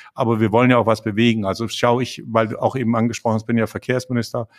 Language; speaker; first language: German; non-native, fluent; Danish